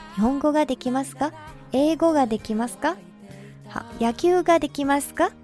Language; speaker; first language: Japanese; non-native, fluent; Chinese